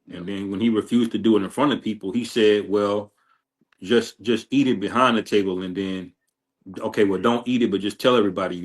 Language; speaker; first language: English; native; English